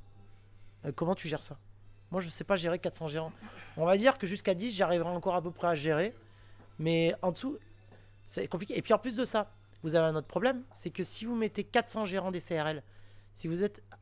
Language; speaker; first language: French; native; French